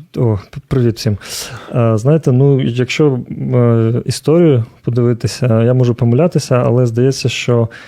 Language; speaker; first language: Ukrainian; native; Ukrainian